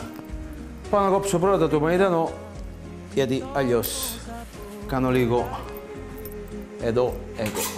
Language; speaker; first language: Greek; non-native, learner; Italian